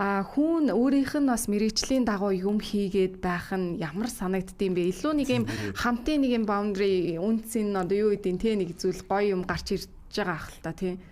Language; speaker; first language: Mongolian; native; Mongolian